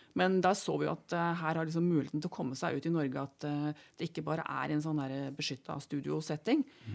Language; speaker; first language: Norwegian; native; Norwegian